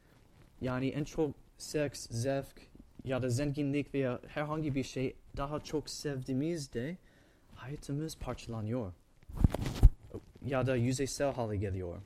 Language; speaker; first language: Turkish; non-native, fluent; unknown